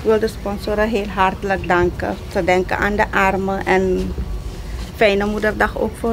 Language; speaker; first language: Dutch; non-native, local second language; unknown